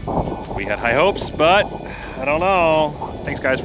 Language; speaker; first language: English; native; English